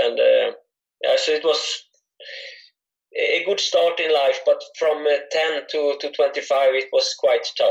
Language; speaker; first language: English; non-native, fluent; Swedish